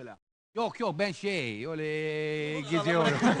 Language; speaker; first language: Turkish; non-native, learner; Italian